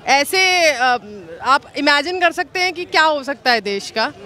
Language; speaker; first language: Hindi; native; Hindi